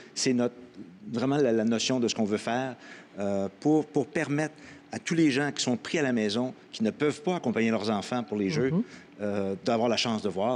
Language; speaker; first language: French; native; French